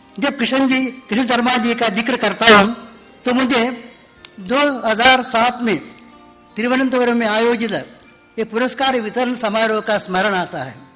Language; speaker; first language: Hindi; non-native, local second language; Malayalam